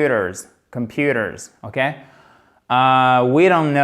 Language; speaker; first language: French; native; French